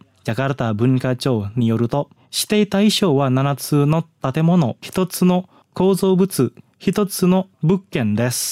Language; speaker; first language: Japanese; non-native, fluent; Indonesian